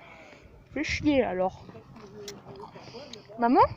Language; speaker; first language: French; native; French